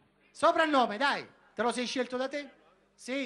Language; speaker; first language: Italian; native; Italian